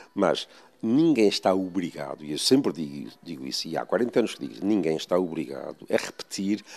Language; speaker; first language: Portuguese; native; Portuguese